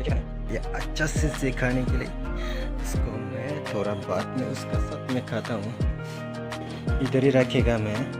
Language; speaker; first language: Hindi; non-native, local second language; Bodo